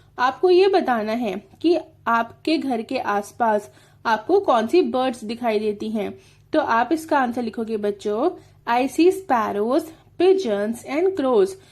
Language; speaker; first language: Hindi; native; Hindi